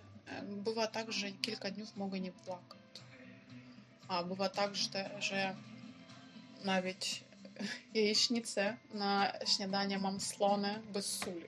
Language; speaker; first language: Polish; non-native, learner; Ukrainian